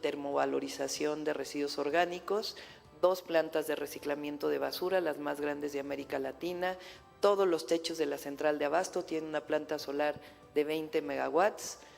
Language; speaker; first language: Spanish; native; Spanish